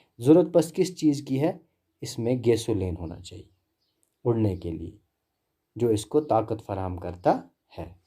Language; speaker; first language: Urdu; non-native, local second language; Kashmiri